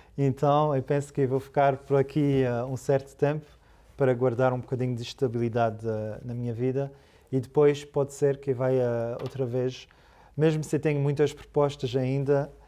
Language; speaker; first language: Portuguese; early bilingual, heritage; Portuguese